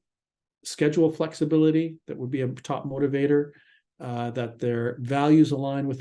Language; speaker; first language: English; native; English